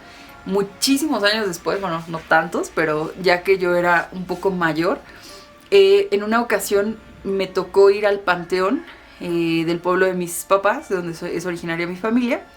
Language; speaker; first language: Spanish; native; Spanish